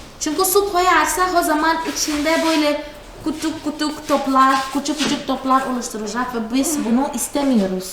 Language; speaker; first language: Turkish; non-native, fluent; Portuguese